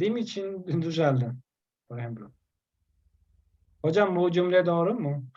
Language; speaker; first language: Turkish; non-native, learner; Spanish